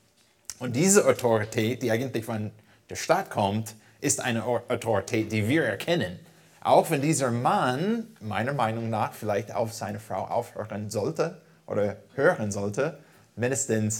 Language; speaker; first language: German; non-native, fluent; English